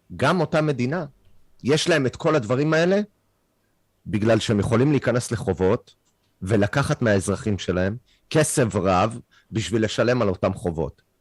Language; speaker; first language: Hebrew; non-native, fluent; English